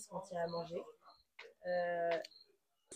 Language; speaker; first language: French; native; French